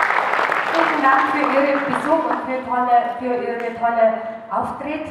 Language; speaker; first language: German; non-native, learner; Mongolian